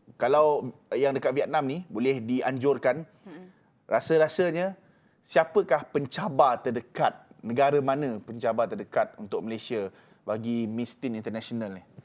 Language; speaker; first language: Malay; native; Malay